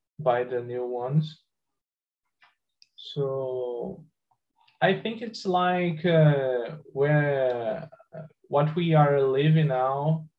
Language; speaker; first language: English; non-native, learner; Portuguese